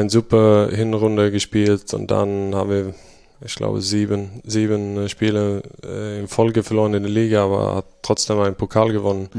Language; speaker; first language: German; non-native, fluent; Swedish